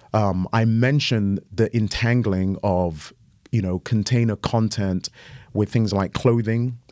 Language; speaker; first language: English; native; English